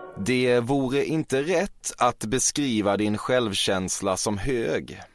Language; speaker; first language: Swedish; native; Swedish